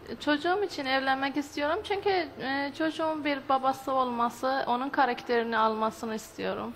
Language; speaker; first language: Turkish; non-native, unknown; Azerbaijani